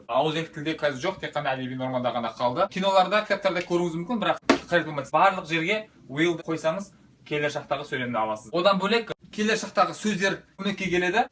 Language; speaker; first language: Kazakh; native; Kazakh